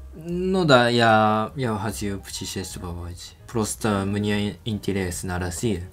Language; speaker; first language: Russian; non-native, fluent; Japanese